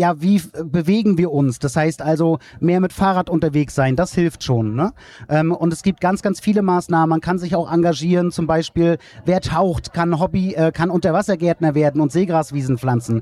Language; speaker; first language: German; native; German